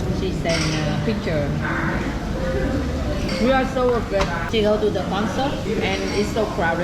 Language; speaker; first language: English; non-native, learner; Vietnamese